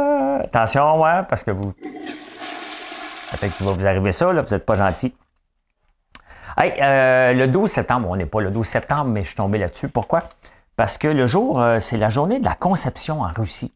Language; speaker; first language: French; native; French